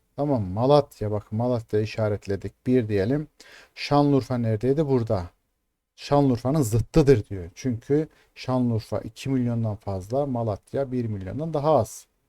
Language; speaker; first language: Turkish; native; Turkish